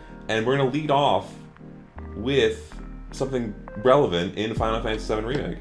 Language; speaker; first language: English; native; English